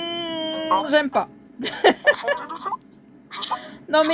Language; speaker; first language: French; native; French